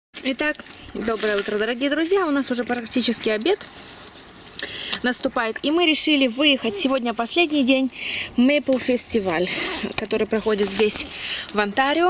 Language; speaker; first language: Russian; native; Russian